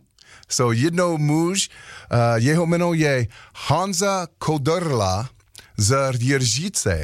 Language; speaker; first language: Czech; non-native, learner; English